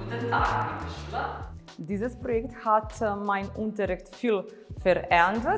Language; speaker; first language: German; non-native, fluent; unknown